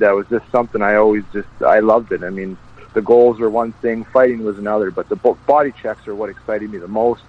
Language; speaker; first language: English; native; English